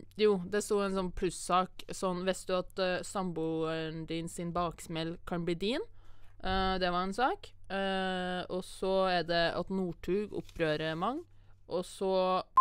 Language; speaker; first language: Norwegian; native; Norwegian